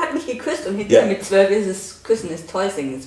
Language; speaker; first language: German; native; German